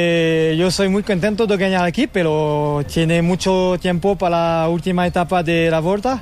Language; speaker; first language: Spanish; non-native, learner; French